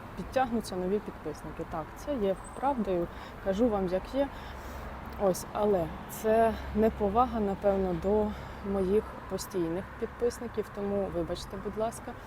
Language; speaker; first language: Ukrainian; non-native, local second language; Russian